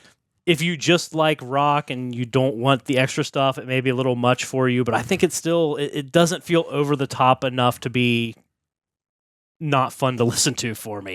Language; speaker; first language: English; native; English